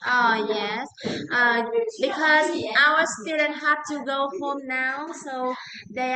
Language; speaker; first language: English; non-native, learner; Vietnamese